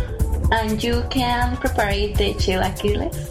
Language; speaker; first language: English; non-native, learner; Spanish